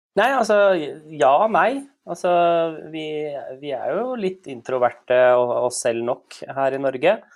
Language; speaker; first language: Norwegian; native; Norwegian